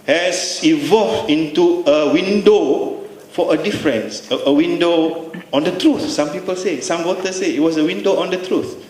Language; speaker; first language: English; non-native, local second language; Malay